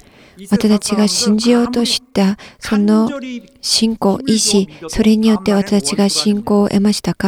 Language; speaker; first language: Japanese; non-native, learner; Korean